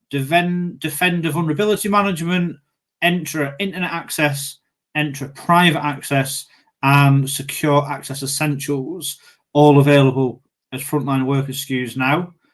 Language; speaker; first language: English; native; English